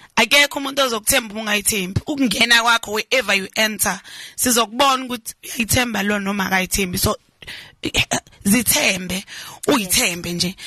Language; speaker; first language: Zulu; native; Zulu